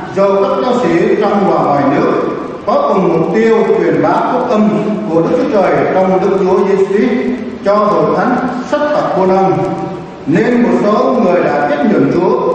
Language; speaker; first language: Vietnamese; non-native, local second language; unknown